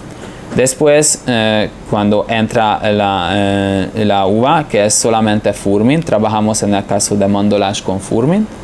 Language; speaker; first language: Spanish; non-native, fluent; Hungarian